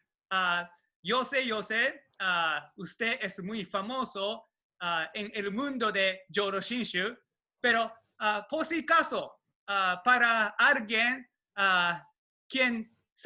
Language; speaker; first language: Spanish; non-native, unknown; Japanese